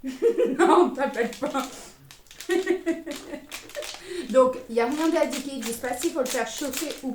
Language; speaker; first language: French; native; French